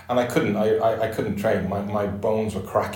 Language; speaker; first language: English; native; English